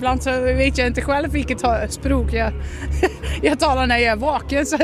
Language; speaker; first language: Swedish; non-native, fluent; Dutch